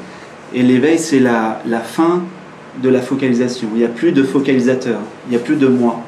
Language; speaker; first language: French; native; French